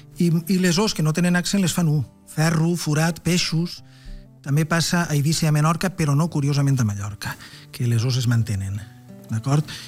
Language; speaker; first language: Catalan; native; Catalan